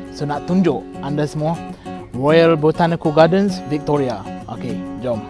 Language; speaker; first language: Malay; non-native, fluent; English